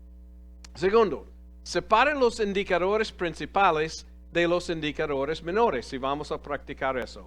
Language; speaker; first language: Spanish; non-native, fluent; English